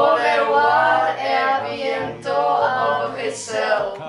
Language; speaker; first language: French; non-native, learner; Croatian